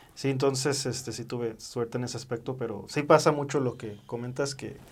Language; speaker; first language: Spanish; early bilingual, heritage; Spanish